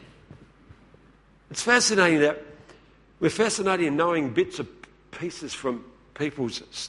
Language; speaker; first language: English; native; English